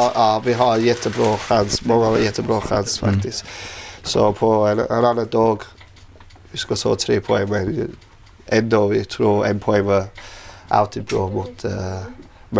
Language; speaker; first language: Swedish; non-native, learner; English